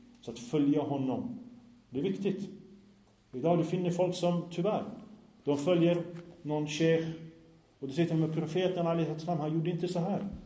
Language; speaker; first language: Swedish; non-native, fluent; Arabic